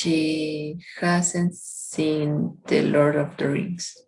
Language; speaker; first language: English; non-native, learner; Spanish